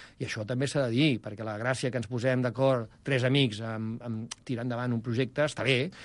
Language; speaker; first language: Catalan; native; Catalan